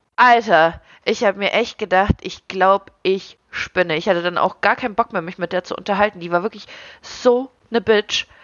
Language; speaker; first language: German; early bilingual, other home language; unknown